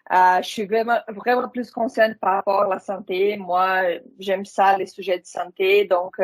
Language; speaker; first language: French; non-native, fluent; Portuguese